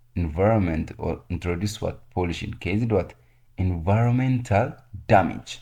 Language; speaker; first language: English; non-native, local second language; Amharic